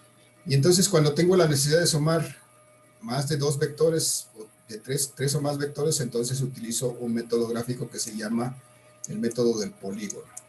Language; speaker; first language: Spanish; native; Spanish